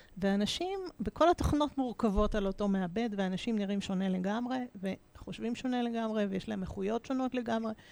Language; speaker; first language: Hebrew; native; Hebrew